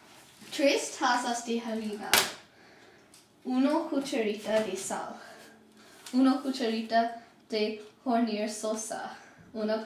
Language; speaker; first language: Spanish; non-native, learner; English